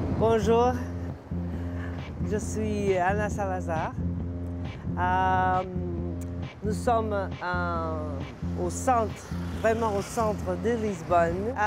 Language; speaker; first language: French; non-native, fluent; Portuguese